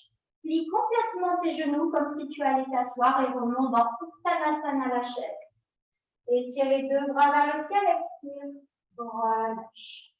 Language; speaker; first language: French; native; French